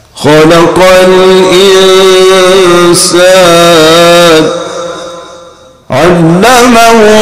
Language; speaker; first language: Arabic; native; Arabic